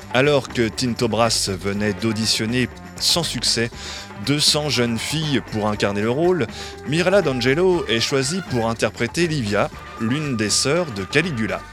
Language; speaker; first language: French; native; French